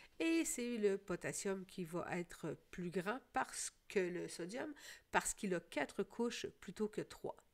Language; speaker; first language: French; native; French